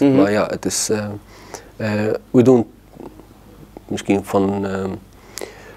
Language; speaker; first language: Dutch; non-native, learner; Arabic